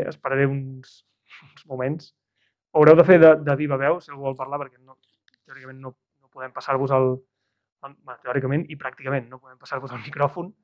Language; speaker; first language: Catalan; native; Catalan